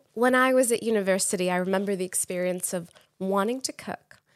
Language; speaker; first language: English; non-native, local second language; Urdu